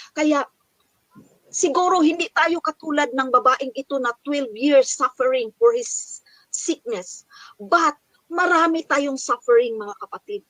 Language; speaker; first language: Filipino; non-native, local second language; Cebuano